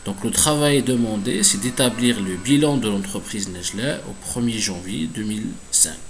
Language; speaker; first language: French; non-native, local second language; Arabic